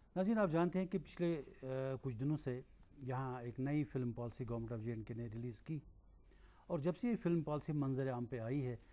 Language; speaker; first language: Hindi; non-native, local second language; Kashmiri